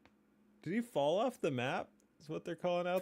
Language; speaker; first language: English; native; English